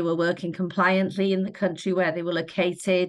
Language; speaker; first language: English; native; English